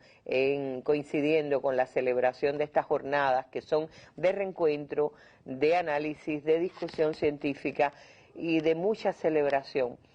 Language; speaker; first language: Spanish; native; Spanish